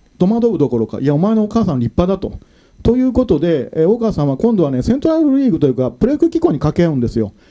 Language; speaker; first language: Japanese; native; Japanese